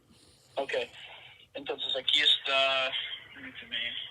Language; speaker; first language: Spanish; non-native, fluent; English